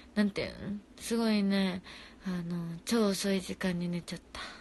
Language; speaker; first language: Japanese; native; Japanese